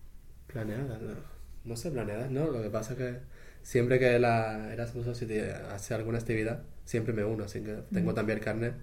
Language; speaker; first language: Spanish; native; Spanish